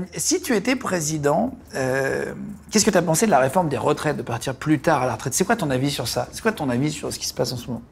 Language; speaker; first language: French; native; French